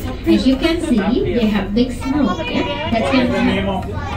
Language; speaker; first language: English; non-native, fluent; Indonesian